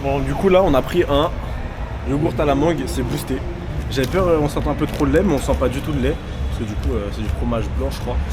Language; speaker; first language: French; native; French